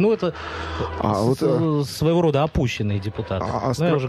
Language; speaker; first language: Russian; native; Russian